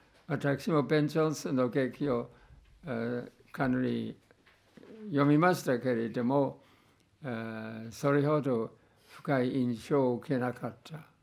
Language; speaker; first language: Japanese; non-native, fluent; English